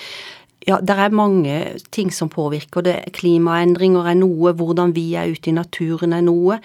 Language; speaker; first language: Norwegian; native; Norwegian